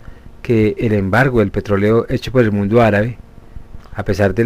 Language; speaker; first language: Spanish; native; Spanish